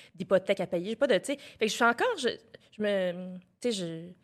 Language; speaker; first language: French; native; French